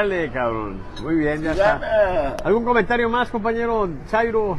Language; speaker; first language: Spanish; native; Spanish